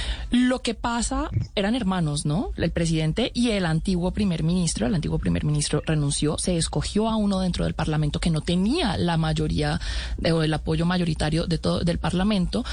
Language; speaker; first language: Spanish; native; Spanish